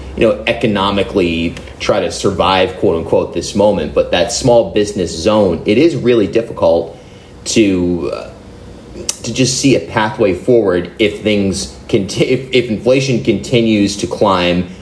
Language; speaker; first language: English; native; English